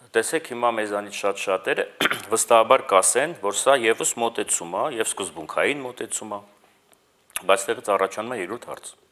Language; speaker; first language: Armenian; native; Armenian